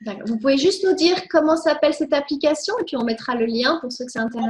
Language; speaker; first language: French; native; French